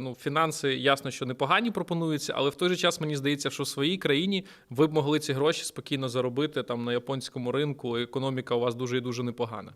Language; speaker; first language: Ukrainian; native; Ukrainian